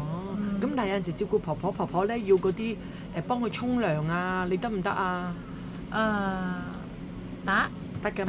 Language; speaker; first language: Cantonese; native; Cantonese